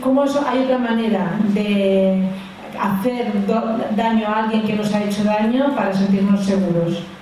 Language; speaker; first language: Spanish; native; Spanish